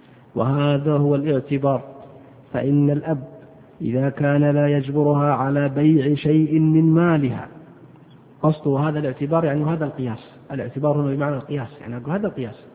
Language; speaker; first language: Arabic; native; Arabic